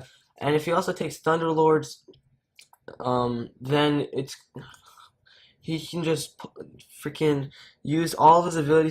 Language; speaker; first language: English; native; English